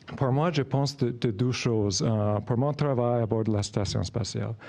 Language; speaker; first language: French; non-native, fluent; English